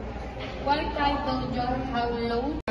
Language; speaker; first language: English; non-native, learner; Spanish